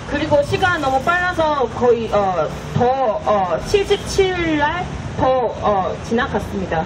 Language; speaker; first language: Korean; non-native, fluent; Chinese